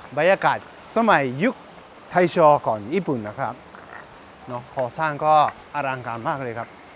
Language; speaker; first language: Thai; native; Thai